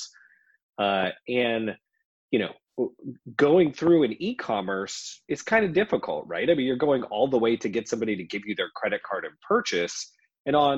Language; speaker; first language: English; native; English